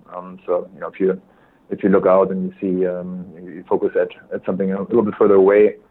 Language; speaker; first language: English; non-native, fluent; German